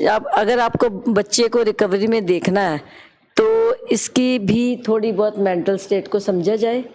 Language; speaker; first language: Hindi; non-native, local second language; Punjabi